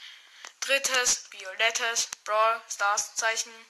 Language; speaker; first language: German; native; German